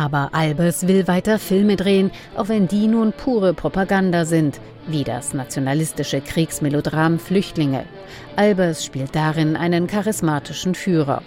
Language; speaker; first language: German; native; German